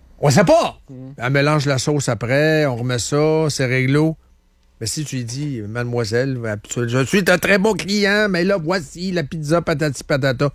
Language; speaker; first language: French; native; French